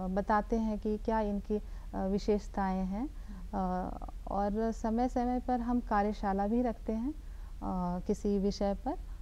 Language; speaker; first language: Hindi; native; Hindi